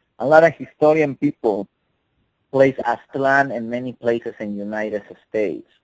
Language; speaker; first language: English; non-native, fluent; Spanish